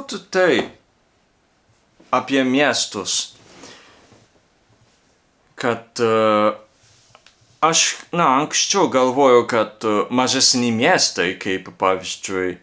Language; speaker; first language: Lithuanian; non-native, learner; Japanese